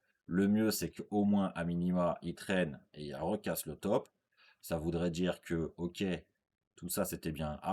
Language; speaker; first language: French; native; French